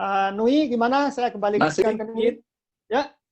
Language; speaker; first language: Indonesian; native; Indonesian